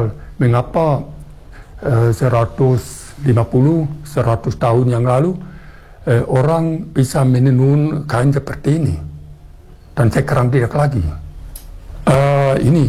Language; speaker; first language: Indonesian; non-native, fluent; German